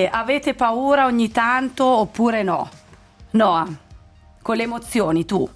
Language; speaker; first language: Italian; native; Italian